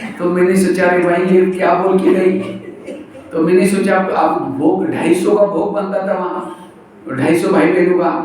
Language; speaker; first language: Hindi; non-native, local second language; Marathi